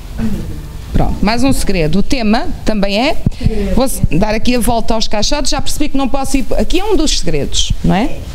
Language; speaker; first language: Portuguese; native; Portuguese